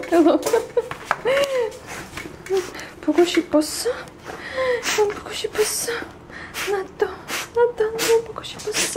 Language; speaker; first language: Korean; non-native, fluent; Ukrainian